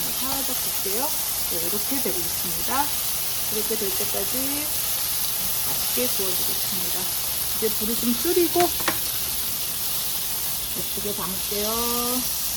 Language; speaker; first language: Korean; native; Korean